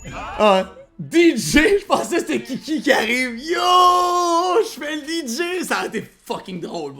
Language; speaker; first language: French; native; French